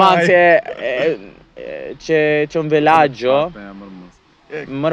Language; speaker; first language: Italian; non-native, learner; English